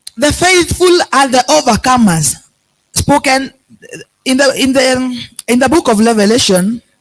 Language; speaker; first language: English; non-native, local second language; Swahili